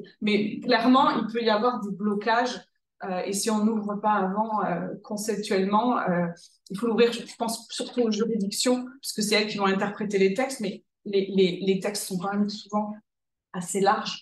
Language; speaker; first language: French; native; French